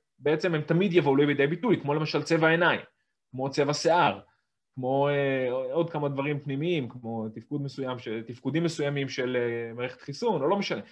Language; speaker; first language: Hebrew; native; Hebrew